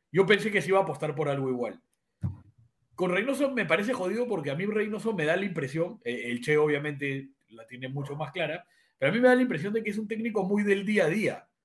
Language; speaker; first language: Spanish; native; Spanish